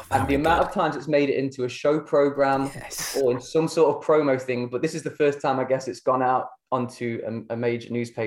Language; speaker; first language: English; native; English